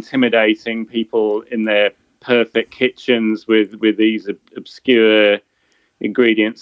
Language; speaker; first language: English; native; English